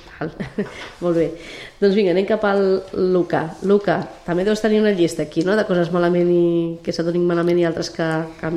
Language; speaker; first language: Catalan; native; Catalan